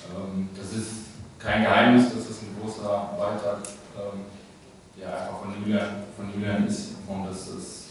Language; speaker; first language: German; native; German